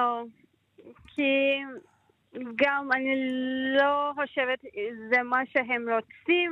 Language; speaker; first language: Hebrew; non-native, learner; Turkish